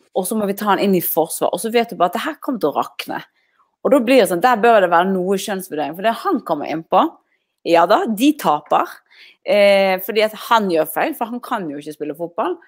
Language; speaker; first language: Norwegian; native; Norwegian